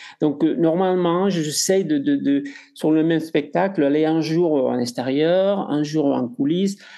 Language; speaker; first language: French; non-native, fluent; Spanish